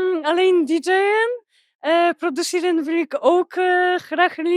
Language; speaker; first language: Dutch; non-native, learner; Polish